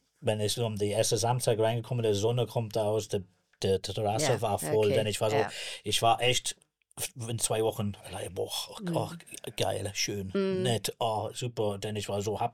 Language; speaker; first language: German; non-native, learner; English